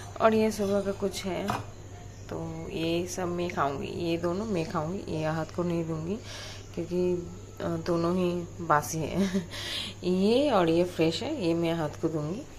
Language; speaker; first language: Hindi; non-native, local second language; Bangla